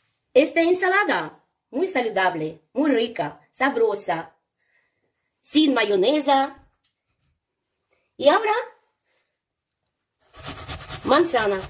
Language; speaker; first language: Spanish; non-native, learner; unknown